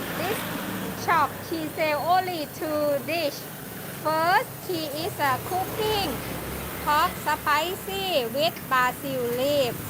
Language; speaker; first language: English; non-native, learner; Thai